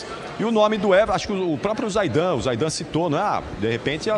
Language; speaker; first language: Portuguese; native; Portuguese